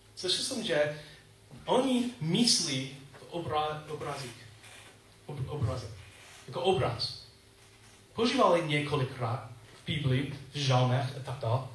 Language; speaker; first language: Czech; non-native, learner; English